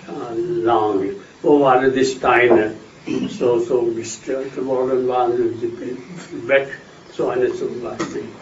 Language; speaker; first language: German; non-native, fluent; Hindi